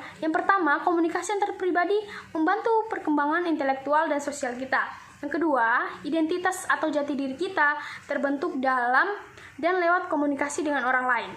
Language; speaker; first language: Indonesian; native; Indonesian